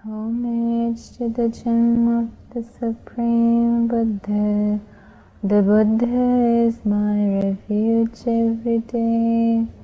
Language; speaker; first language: English; non-native, local second language; Sinhala